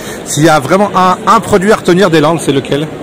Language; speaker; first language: French; native; French